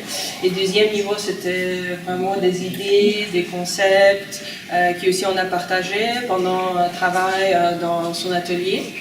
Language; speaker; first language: French; non-native, fluent; Russian